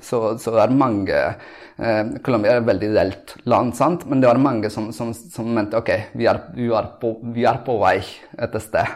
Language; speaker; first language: Norwegian; non-native, fluent; Spanish